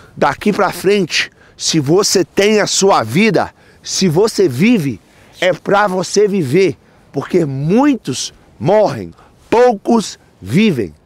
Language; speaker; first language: Portuguese; native; Portuguese